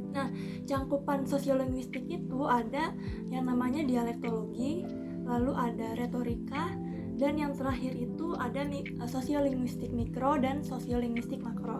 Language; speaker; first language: Indonesian; native; Indonesian